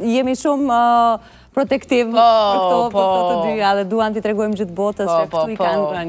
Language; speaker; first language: Albanian; native; Albanian